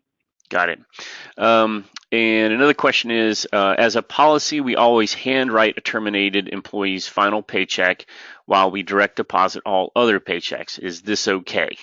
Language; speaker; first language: English; native; English